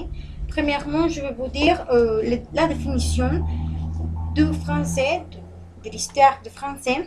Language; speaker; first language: French; non-native, learner; Spanish